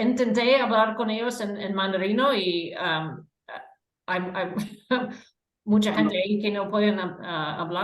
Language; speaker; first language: Spanish; non-native, fluent; English